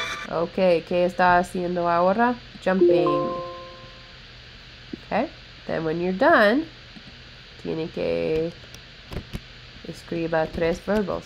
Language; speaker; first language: Spanish; non-native, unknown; English